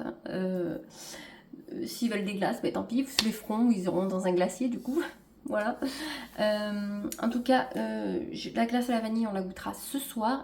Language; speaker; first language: French; native; French